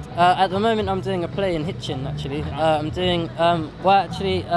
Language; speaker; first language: English; native; English